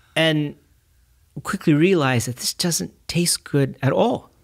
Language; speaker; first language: English; native; English